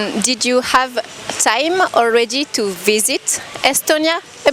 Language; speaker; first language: English; non-native, fluent; Estonian